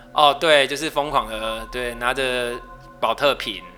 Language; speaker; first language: Chinese; non-native, local second language; Min Nan Chinese